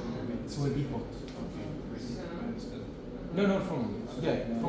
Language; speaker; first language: English; non-native, learner; Arabic